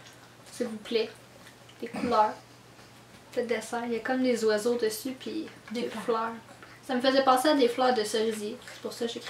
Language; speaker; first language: French; native; French